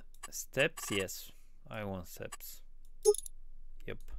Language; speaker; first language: English; non-native, fluent; Polish